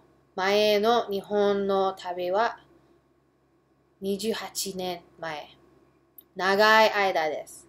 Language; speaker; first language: Japanese; early bilingual, heritage; English